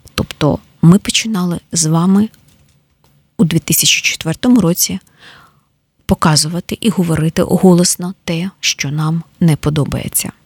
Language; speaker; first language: Ukrainian; native; Ukrainian